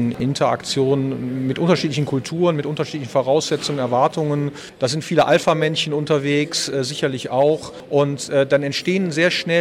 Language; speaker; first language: German; native; German